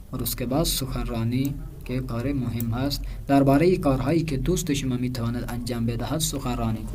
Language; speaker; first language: Persian; non-native, fluent; Urdu